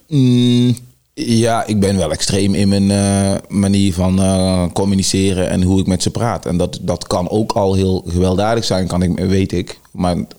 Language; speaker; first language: Dutch; early bilingual, other home language; Sranan Tongo